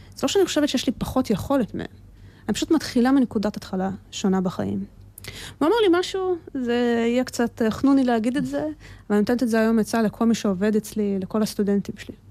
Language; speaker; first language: Hebrew; early bilingual, other home language; Russian